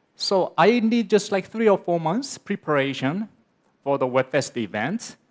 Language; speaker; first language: English; non-native, learner; Korean